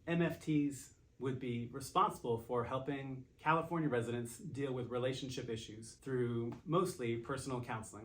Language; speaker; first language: English; native; English